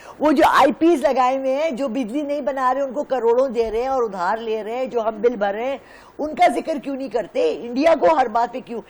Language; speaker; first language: Urdu; non-native, local second language; Pashto